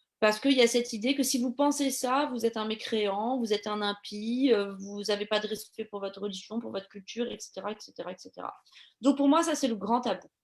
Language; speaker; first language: French; native; French